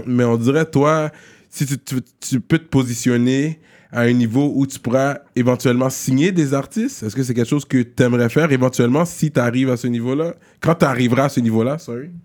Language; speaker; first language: French; native; French